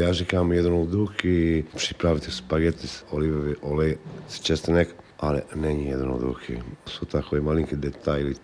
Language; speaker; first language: Czech; non-native, learner; Italian